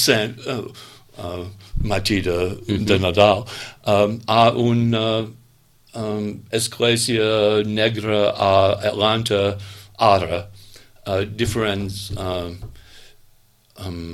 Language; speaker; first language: Catalan; non-native, learner; English